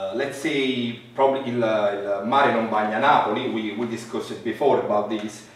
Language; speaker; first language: English; non-native, fluent; Italian